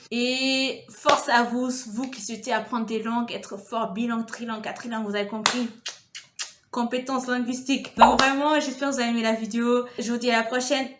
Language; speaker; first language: French; non-native, fluent; Portuguese